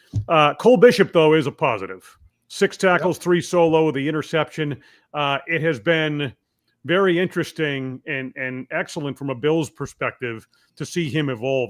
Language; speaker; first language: English; native; English